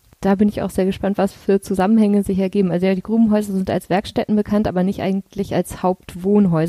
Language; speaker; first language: German; native; German